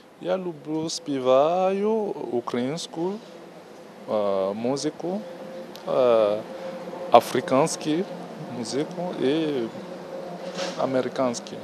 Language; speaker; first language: Ukrainian; non-native, learner; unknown